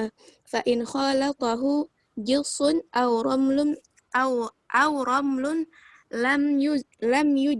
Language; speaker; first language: Arabic; non-native, learner; Indonesian